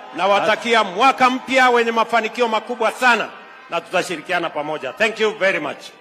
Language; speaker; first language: Swahili; native; Swahili